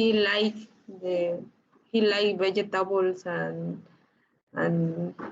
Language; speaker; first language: English; non-native, learner; Spanish